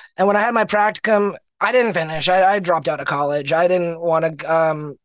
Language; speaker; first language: English; native; English